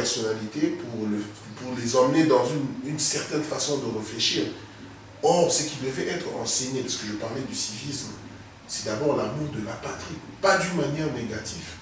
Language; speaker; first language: French; non-native, local second language; Lingala